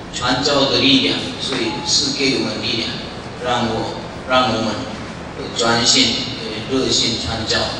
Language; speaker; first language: Chinese; non-native, learner; Korean